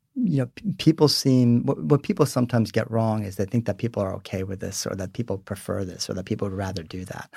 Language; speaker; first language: English; early bilingual, other home language; Swedish